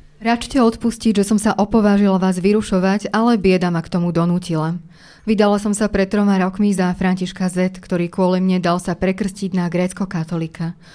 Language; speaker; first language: Slovak; native; Slovak